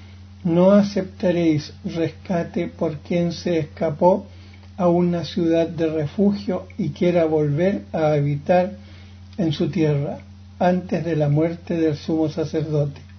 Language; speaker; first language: Spanish; native; Spanish